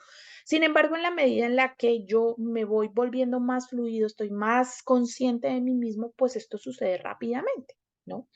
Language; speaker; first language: Spanish; native; Spanish